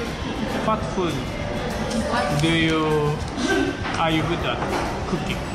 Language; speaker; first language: English; non-native, learner; Japanese